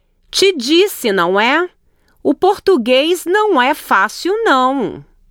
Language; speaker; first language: Portuguese; native; Portuguese